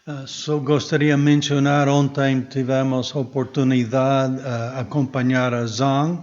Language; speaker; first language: Portuguese; non-native, fluent; English